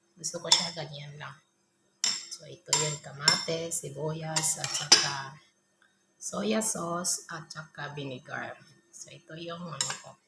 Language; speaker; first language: Filipino; non-native, local second language; Cebuano